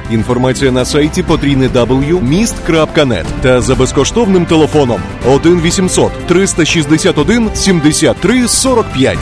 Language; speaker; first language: Ukrainian; native; Ukrainian